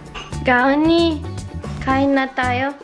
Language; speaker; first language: Filipino; early bilingual, heritage; Filipino